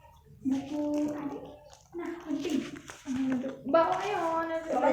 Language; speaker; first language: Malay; non-native, local second language; Achinese